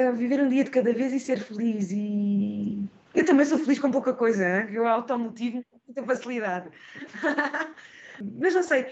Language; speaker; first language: Portuguese; native; Portuguese